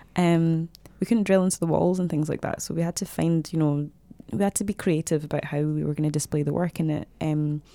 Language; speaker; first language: English; native; English